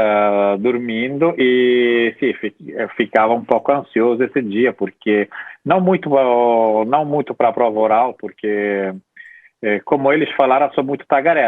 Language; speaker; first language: Portuguese; non-native, fluent; Italian